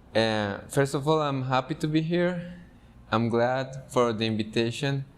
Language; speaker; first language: English; non-native, fluent; Spanish